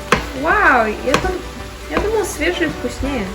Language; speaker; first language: Russian; early bilingual, other home language; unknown